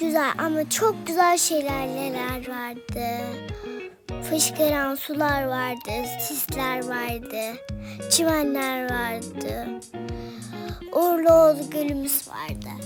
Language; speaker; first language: Turkish; early bilingual, heritage; Turkish